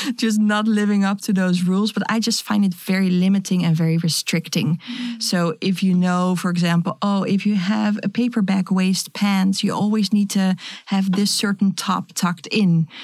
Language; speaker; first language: English; non-native, fluent; Dutch